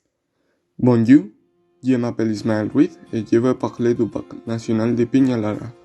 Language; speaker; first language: French; non-native, learner; Spanish